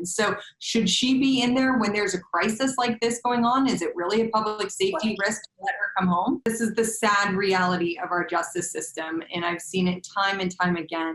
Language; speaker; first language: English; native; English